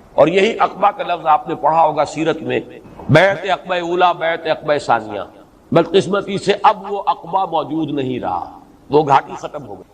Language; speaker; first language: Urdu; native; Urdu